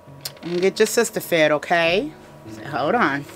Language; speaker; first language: English; native; English